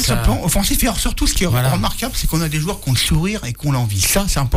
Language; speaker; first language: French; native; French